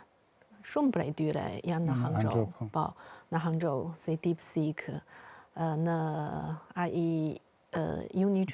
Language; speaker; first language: Albanian; non-native, fluent; Chinese